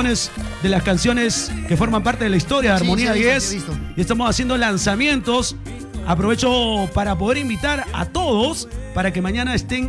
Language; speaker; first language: Spanish; native; Spanish